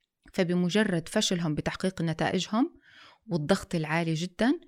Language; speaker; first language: Arabic; native; Arabic